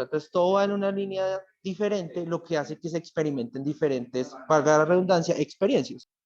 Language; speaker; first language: Spanish; native; Spanish